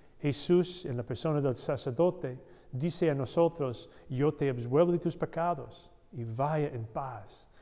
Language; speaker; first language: Spanish; non-native, learner; English